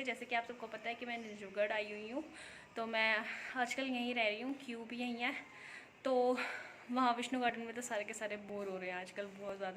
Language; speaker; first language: Hindi; native; Hindi